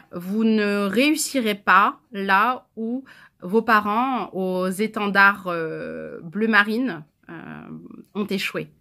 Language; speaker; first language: French; native; French